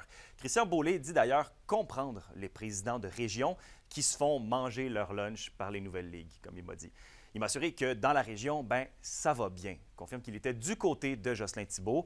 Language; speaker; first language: French; native; French